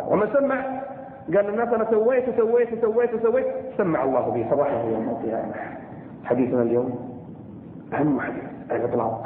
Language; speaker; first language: Arabic; native; Arabic